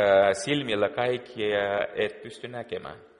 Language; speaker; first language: Finnish; non-native, fluent; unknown